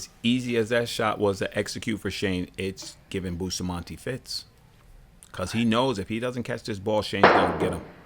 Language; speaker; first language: English; native; English